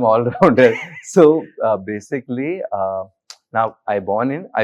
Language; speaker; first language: Telugu; non-native, learner; Hindi